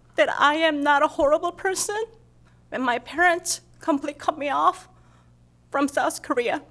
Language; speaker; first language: English; non-native, fluent; Korean